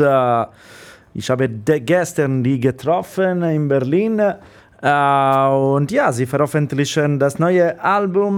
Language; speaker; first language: German; non-native, learner; Italian